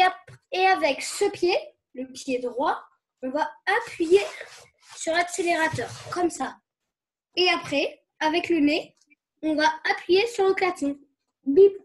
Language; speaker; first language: French; native; French